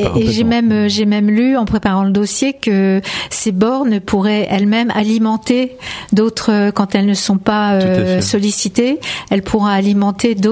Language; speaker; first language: French; native; French